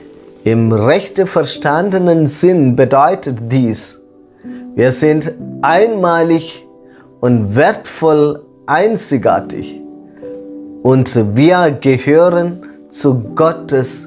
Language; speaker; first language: German; non-native, fluent; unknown